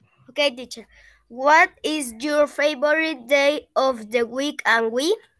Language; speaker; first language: English; non-native, learner; Spanish